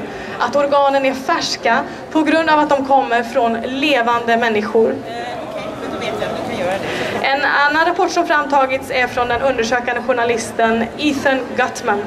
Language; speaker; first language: Swedish; native; Swedish